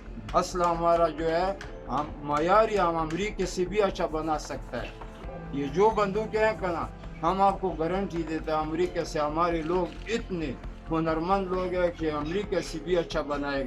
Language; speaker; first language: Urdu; non-native, local second language; Pashto